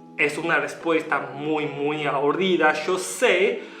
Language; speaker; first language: Spanish; non-native, learner; Chinese